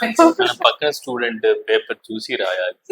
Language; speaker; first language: Telugu; non-native, learner; Tamil